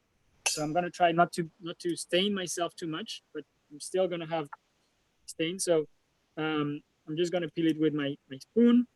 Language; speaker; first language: English; non-native, fluent; French